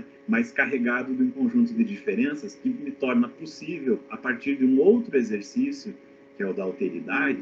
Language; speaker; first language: Portuguese; native; Portuguese